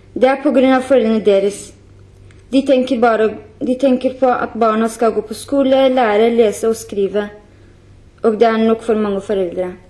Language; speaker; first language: Norwegian; non-native, fluent; Kurdish